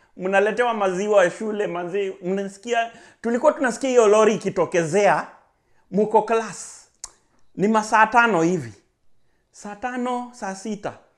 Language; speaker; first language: Swahili; native; Swahili